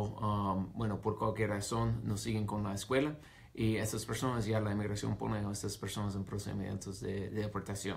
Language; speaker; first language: Spanish; non-native, fluent; English